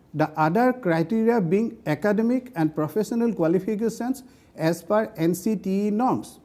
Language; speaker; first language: English; non-native, local second language; Assamese